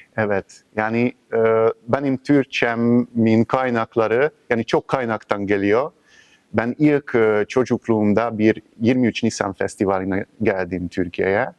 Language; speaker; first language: Turkish; non-native, fluent; Hungarian